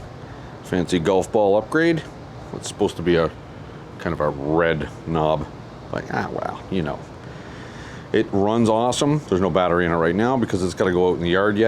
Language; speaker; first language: English; native; English